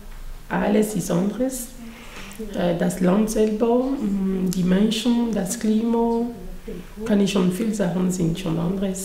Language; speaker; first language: German; non-native, learner; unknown